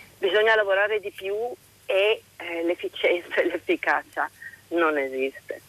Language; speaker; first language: Italian; native; Italian